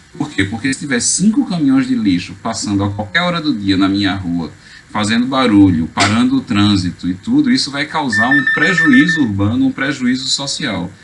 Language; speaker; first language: Portuguese; native; Portuguese